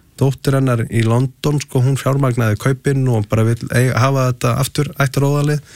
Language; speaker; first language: Icelandic; early bilingual, other home language; Portuguese